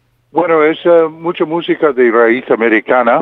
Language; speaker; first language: Spanish; non-native, fluent; English